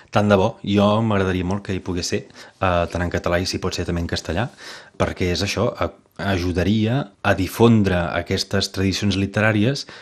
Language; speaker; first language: Catalan; native; Catalan